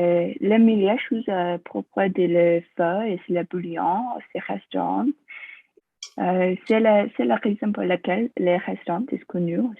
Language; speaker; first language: French; non-native, fluent; English